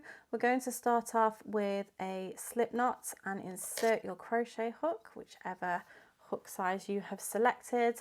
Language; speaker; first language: English; native; English